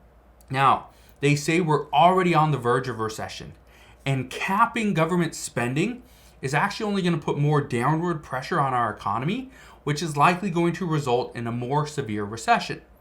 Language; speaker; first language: English; native; English